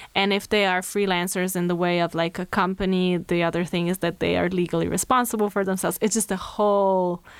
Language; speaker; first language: English; non-native, fluent; Slovenian